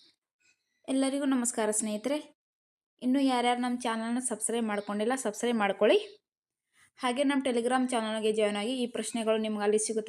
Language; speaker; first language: Kannada; native; Kannada